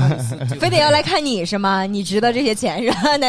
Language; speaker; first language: Chinese; native; Chinese